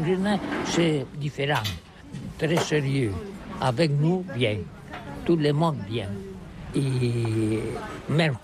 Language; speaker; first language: French; non-native, learner; Catalan